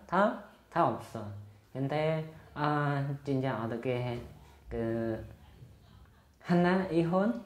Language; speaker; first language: Korean; non-native, learner; Khmer